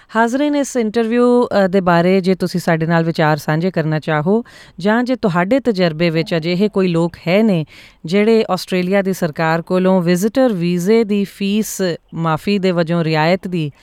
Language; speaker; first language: Punjabi; native; Punjabi